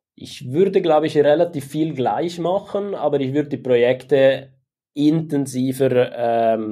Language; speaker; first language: German; native; German